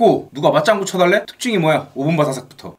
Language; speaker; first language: Korean; native; Korean